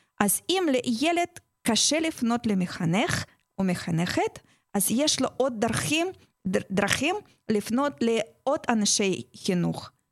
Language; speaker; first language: Hebrew; non-native, fluent; Russian